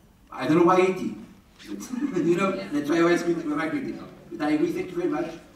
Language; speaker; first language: English; non-native, fluent; Portuguese